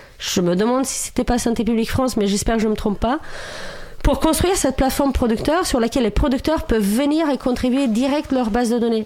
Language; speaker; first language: French; non-native, fluent; Romanian